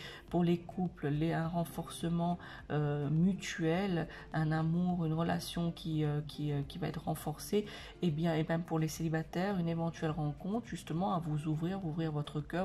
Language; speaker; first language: French; native; French